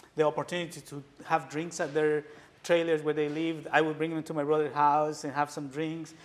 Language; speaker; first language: English; non-native, fluent; Spanish